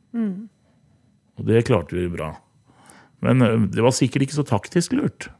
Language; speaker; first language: Norwegian; native; Norwegian